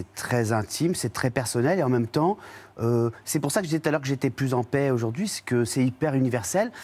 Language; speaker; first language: French; native; French